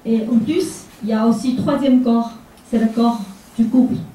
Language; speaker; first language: French; non-native, fluent; Chinese